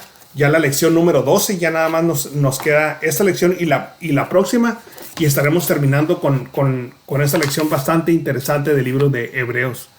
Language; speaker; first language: Spanish; native; Spanish